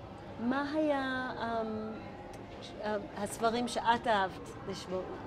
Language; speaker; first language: Hebrew; native; Hebrew